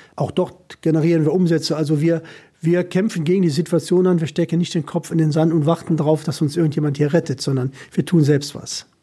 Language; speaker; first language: German; native; German